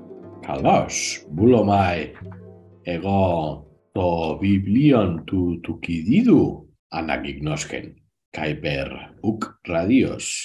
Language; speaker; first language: Greek; non-native, learner; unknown